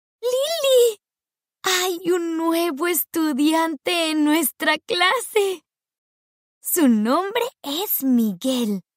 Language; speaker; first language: Spanish; non-native, learner; English